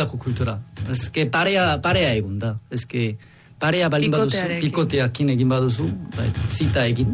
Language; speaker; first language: Basque; non-native, learner; Korean